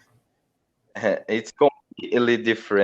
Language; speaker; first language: English; non-native, learner; Portuguese